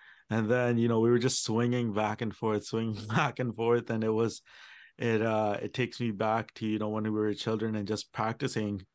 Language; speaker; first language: English; early bilingual, other home language; Punjabi